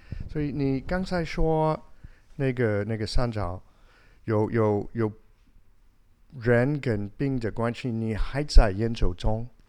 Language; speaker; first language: Chinese; non-native, fluent; English